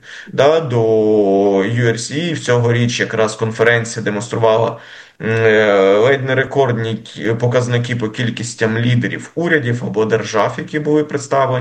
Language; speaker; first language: Ukrainian; native; Ukrainian